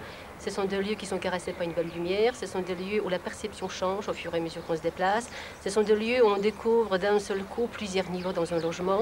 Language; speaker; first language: French; non-native, fluent; Polish